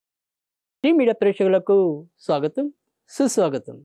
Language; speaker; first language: Telugu; native; Telugu